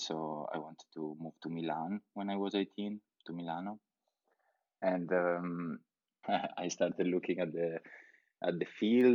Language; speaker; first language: English; non-native, fluent; Italian